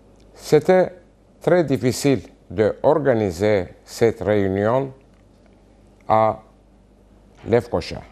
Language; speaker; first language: French; non-native, fluent; Turkish